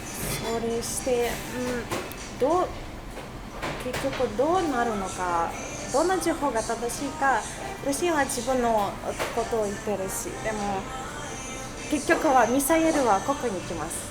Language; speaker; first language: Japanese; non-native, fluent; Russian